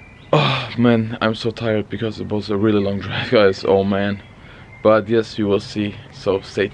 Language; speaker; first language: English; non-native, learner; Bosnian